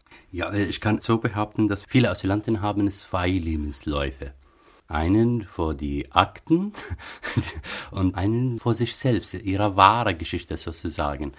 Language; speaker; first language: German; non-native, fluent; Arabic